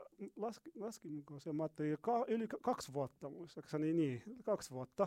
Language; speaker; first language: Finnish; non-native, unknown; Arabic